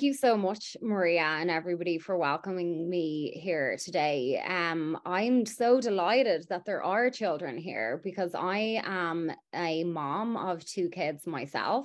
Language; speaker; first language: English; native; English